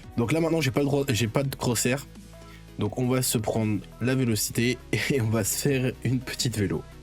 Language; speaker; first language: French; native; French